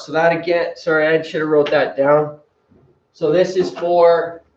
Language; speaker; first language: English; native; English